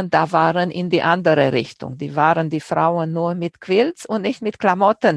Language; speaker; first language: German; non-native, fluent; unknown